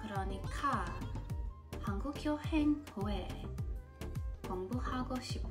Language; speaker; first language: Korean; non-native, learner; English